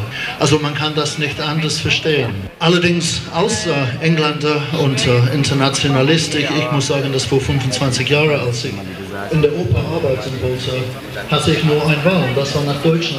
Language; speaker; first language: German; non-native, fluent; English